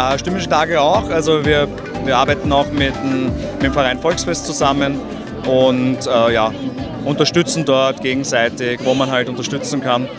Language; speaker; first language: German; native; German